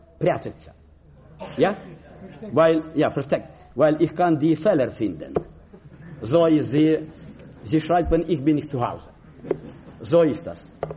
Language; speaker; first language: German; non-native, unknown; Russian